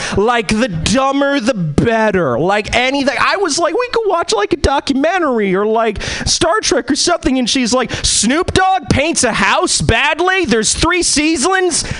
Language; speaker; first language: English; native; English